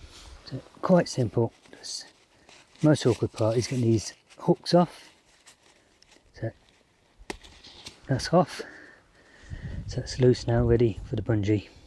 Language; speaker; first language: English; native; English